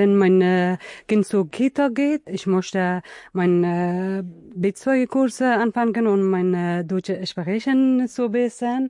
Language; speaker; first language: German; non-native, learner; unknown